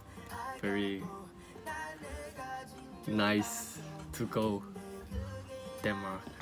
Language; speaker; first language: English; non-native, learner; Korean